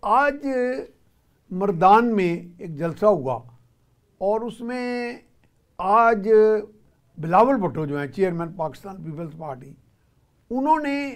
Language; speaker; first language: Urdu; native; Urdu